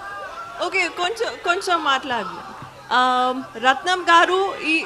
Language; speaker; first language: Telugu; non-native, learner; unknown